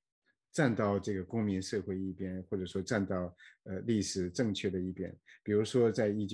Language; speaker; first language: Chinese; native; Chinese